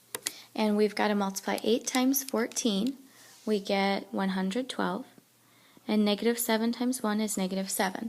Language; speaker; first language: English; native; English